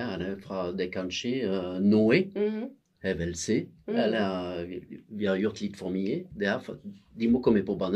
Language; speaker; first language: Norwegian; non-native, fluent; French